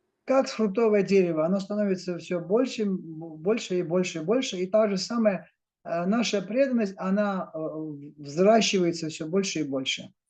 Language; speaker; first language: Russian; native; Russian